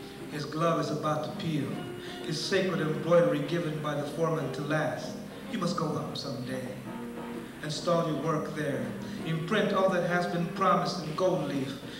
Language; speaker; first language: English; early bilingual, other home language; Spanish